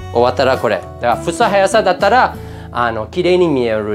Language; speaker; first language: Japanese; non-native, fluent; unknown